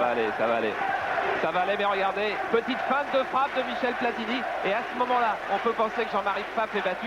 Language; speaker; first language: French; native; French